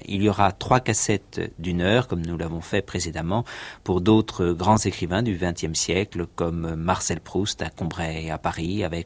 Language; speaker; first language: French; native; French